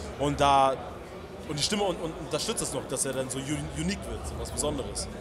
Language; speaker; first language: German; early bilingual, other home language; Portuguese